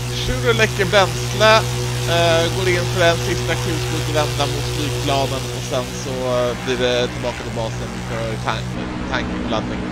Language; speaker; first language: Swedish; native; Swedish